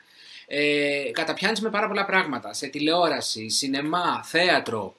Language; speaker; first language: Greek; native; Greek